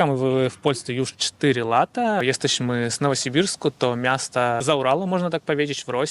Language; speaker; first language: Polish; non-native, learner; Russian